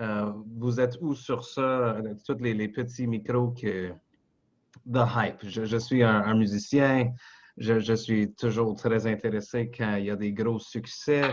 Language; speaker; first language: French; non-native, local second language; English